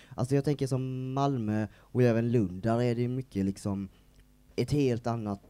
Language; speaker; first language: Swedish; native; Swedish